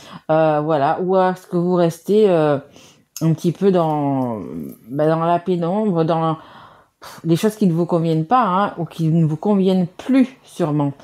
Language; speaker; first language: French; native; French